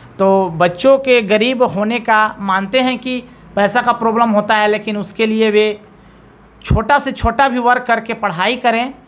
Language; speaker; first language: Hindi; native; Hindi